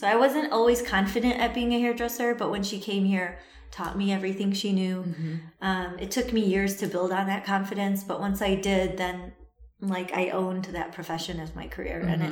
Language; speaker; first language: English; early bilingual, other home language; Assyrian Neo-Aramaic